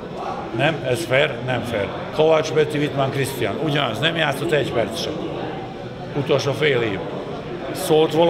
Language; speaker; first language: Hungarian; non-native, fluent; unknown